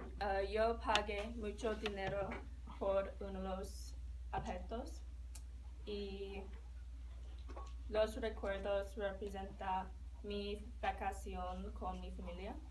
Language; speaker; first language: Spanish; non-native, learner; English